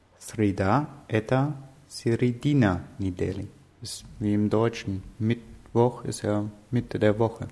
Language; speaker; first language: German; native; German